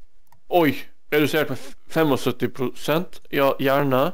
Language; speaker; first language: Swedish; non-native, learner; Norwegian